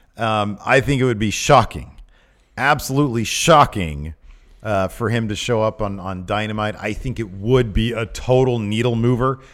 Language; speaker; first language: English; native; English